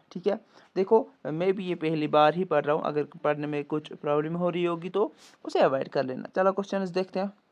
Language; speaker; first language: Urdu; non-native, local second language; Kashmiri